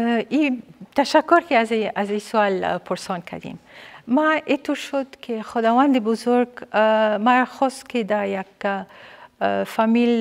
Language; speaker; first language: Persian; non-native, fluent; Arabic